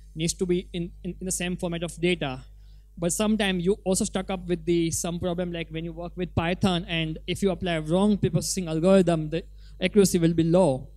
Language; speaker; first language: English; non-native, local second language; Gujarati